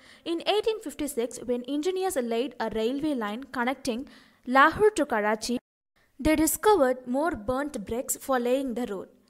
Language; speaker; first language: English; non-native, local second language; Tamil